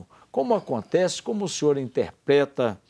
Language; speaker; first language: Portuguese; native; Portuguese